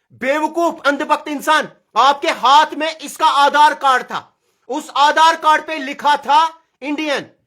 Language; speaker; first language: Urdu; non-native, local second language; Kashmiri